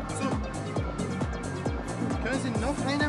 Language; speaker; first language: German; non-native, learner; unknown